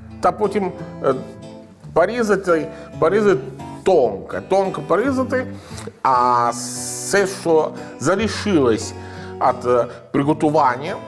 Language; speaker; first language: Ukrainian; non-native, learner; Italian